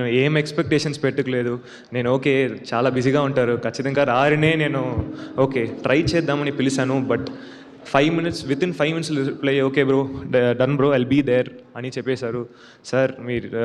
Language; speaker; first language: Telugu; non-native, learner; Tamil